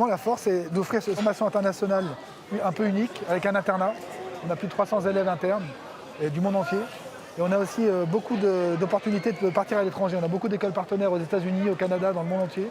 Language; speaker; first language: French; native; French